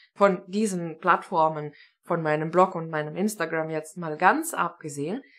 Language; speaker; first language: German; non-native, fluent; Estonian